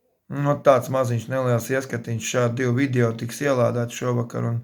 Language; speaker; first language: Latvian; native; Latvian